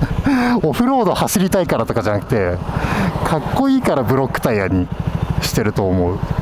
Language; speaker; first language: Japanese; native; Japanese